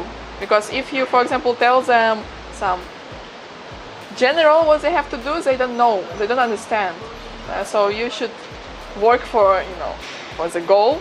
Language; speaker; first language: English; non-native, fluent; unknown